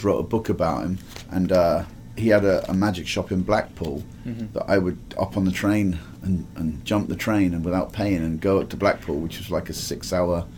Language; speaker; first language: English; native; English